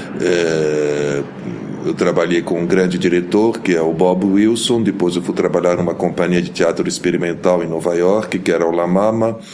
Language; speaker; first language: Portuguese; early bilingual, heritage; Portuguese